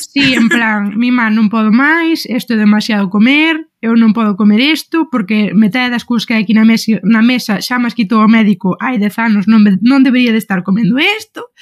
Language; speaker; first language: Galician; native; Galician